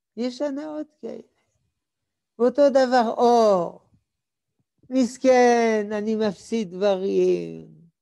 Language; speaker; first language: Hebrew; non-native, fluent; French